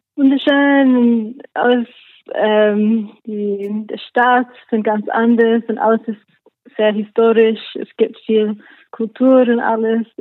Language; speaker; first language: German; non-native, learner; English